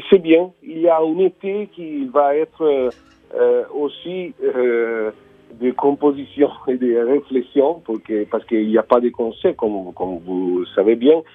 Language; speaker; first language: French; non-native, learner; Italian